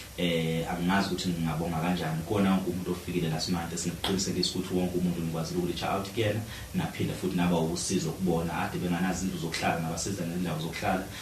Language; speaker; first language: Zulu; native; Zulu